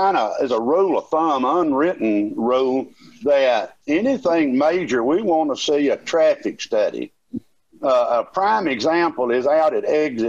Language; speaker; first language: English; native; English